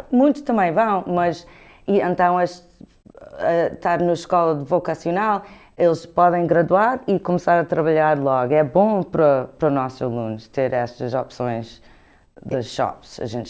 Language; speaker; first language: Portuguese; early bilingual, heritage; Portuguese